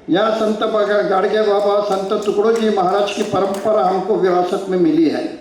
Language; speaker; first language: Hindi; non-native, local second language; Marathi